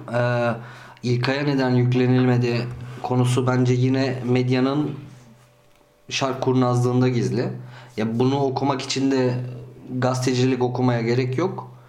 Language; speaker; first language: Turkish; early bilingual, heritage; Turkish